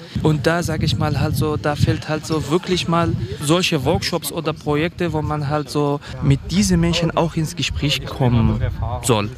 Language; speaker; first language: German; non-native, fluent; Kurdish